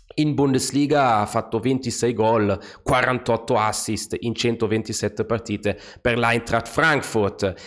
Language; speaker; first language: Italian; non-native, fluent; German